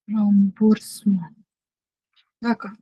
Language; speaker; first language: French; non-native, learner; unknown